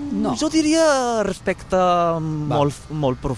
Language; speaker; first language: Catalan; non-native, fluent; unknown